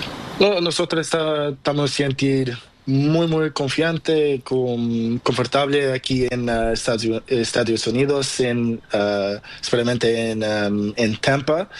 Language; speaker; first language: Spanish; non-native, learner; Portuguese